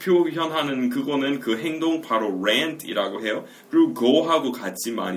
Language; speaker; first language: Korean; non-native, fluent; English